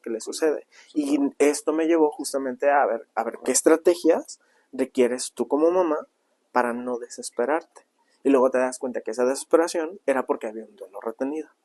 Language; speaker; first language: Spanish; native; Spanish